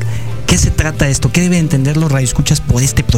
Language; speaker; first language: Spanish; native; Spanish